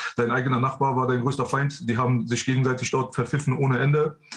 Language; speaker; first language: German; early bilingual, other home language; Persian